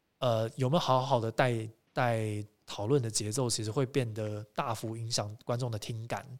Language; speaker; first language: Chinese; native; Chinese